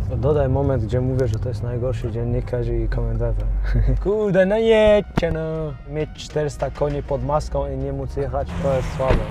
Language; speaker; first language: Polish; non-native, fluent; Chechen